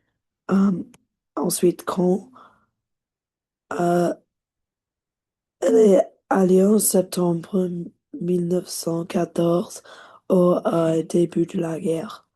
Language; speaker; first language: French; non-native, learner; English